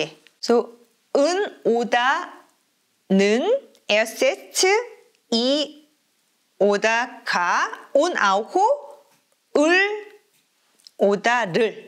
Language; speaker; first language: German; non-native, fluent; Korean